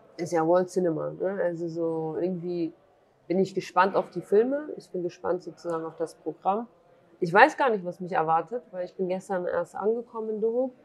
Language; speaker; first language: German; early bilingual, other home language; Kurdish